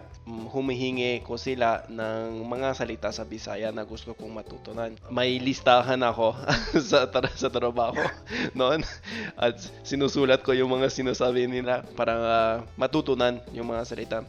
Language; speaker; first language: Filipino; non-native, fluent; English